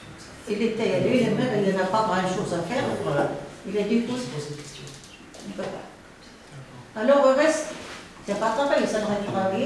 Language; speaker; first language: French; non-native, learner; Arabic